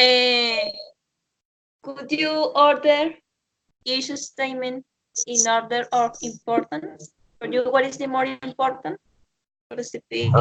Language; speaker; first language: English; non-native, learner; Spanish